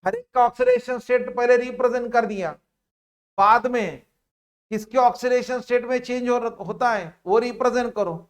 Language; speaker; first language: Hindi; non-native, local second language; Marathi